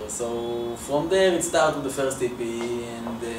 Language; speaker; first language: English; non-native, learner; Hebrew